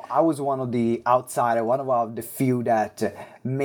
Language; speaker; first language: English; non-native, fluent; Italian